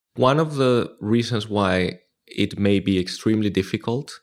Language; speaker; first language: English; non-native, fluent; Spanish